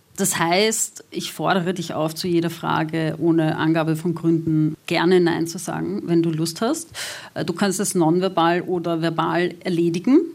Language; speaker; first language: German; native; German